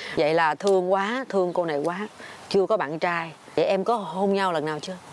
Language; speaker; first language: Vietnamese; native; Vietnamese